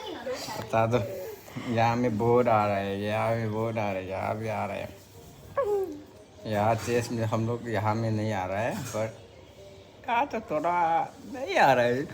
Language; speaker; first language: Hindi; non-native, local second language; Manipuri